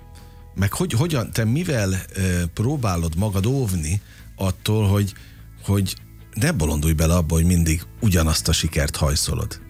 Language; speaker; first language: Hungarian; native; Hungarian